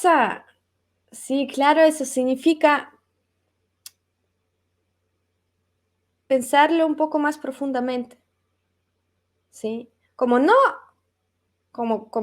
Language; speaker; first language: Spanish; non-native, fluent; Russian